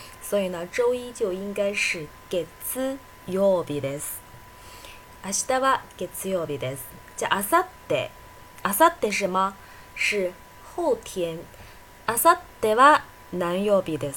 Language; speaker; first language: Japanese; non-native, fluent; Chinese